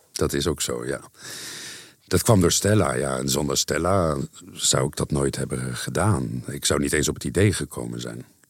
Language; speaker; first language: Dutch; native; Dutch